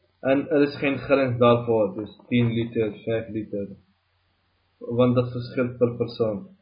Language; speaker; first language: Dutch; early bilingual, other home language; Arabic